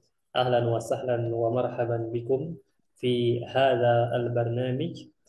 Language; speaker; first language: Arabic; non-native, fluent; Indonesian